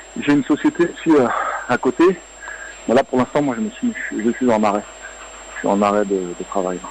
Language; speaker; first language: French; early bilingual, other home language; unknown